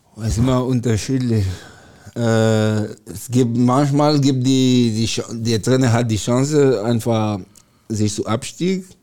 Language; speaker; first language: German; non-native, learner; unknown